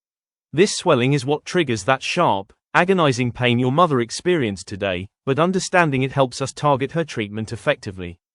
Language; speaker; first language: English; non-native, fluent; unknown